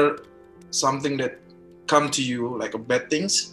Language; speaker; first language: English; non-native, learner; Indonesian